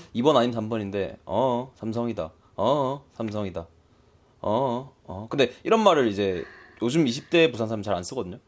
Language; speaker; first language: Korean; native; Korean